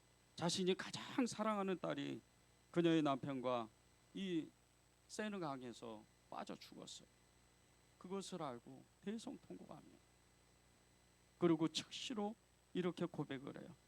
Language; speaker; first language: Korean; native; Korean